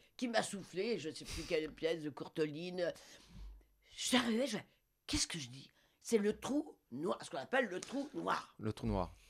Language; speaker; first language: French; non-native, local second language; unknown